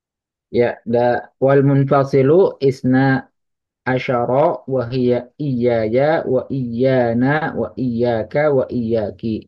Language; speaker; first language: Arabic; non-native, learner; Indonesian